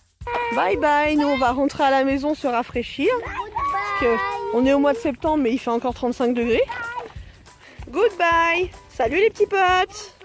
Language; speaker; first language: French; native; French